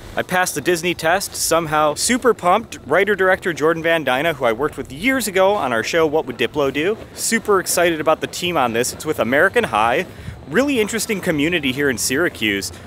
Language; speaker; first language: English; native; English